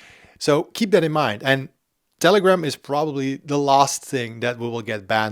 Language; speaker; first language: English; non-native, fluent; Dutch